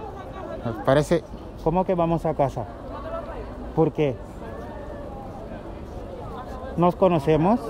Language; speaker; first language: Spanish; non-native, fluent; Wolof